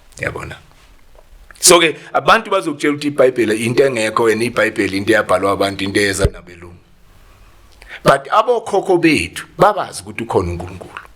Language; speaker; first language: Zulu; native; Zulu